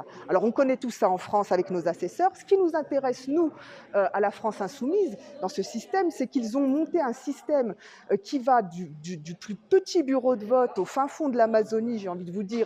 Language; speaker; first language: French; native; French